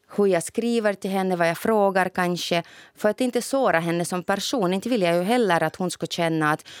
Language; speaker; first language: Swedish; non-native, fluent; Russian